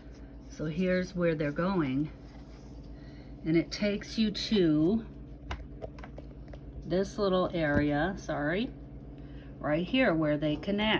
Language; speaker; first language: English; native; English